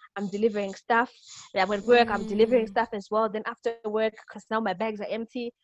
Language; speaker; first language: English; non-native, local second language; Shona